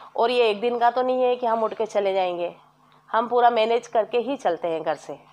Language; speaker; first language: Hindi; native; Hindi